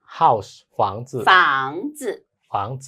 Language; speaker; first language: Chinese; non-native, fluent; Khmer